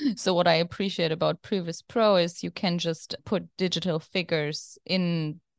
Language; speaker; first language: English; non-native, fluent; German